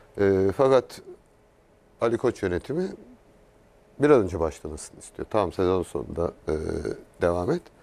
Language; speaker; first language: Turkish; native; Turkish